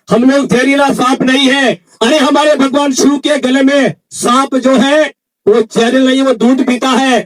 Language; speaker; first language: Hindi; non-native, local second language; Kannada